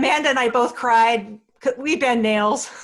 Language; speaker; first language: English; native; English